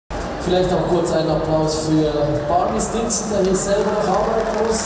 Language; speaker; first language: German; native; German